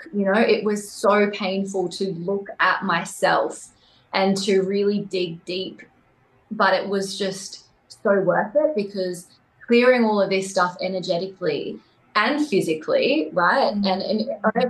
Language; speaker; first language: English; native; English